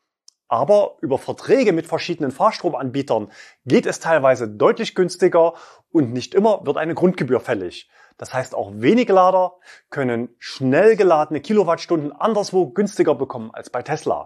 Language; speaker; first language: German; native; German